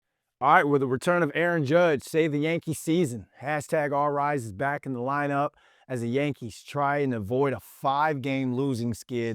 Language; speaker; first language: English; native; English